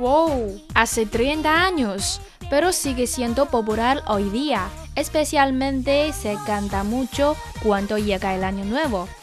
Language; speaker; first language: Spanish; non-native, fluent; Chinese